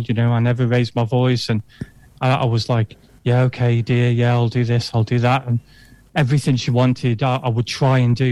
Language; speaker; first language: English; native; English